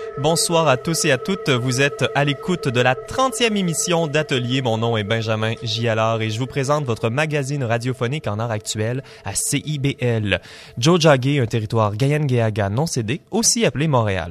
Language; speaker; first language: French; native; French